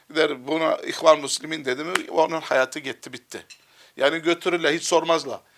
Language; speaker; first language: Turkish; non-native, fluent; Arabic